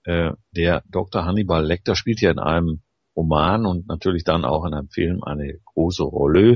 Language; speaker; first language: German; native; German